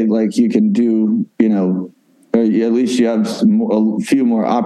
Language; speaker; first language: English; native; English